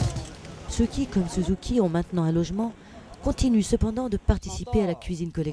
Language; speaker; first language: French; native; French